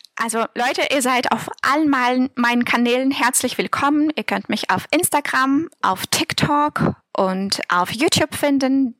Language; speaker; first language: German; non-native, fluent; Russian